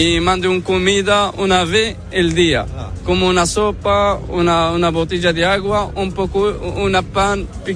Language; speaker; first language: Spanish; non-native, learner; Arabic